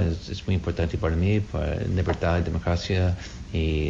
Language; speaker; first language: Spanish; non-native, learner; English